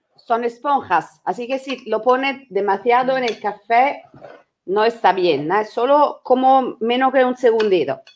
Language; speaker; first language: Spanish; non-native, learner; Italian